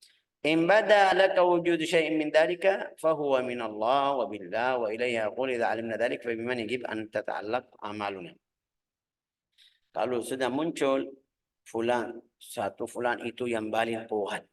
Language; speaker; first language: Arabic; native; Arabic